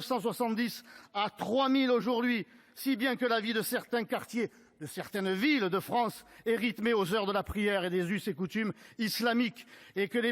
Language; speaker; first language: French; native; French